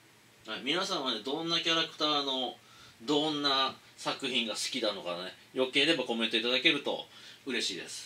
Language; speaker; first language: Japanese; native; Japanese